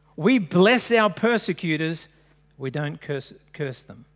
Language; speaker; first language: English; native; English